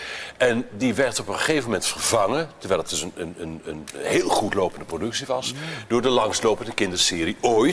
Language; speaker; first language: Dutch; native; Dutch